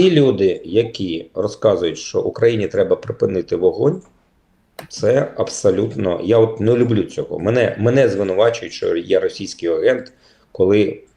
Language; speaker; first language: Ukrainian; native; Ukrainian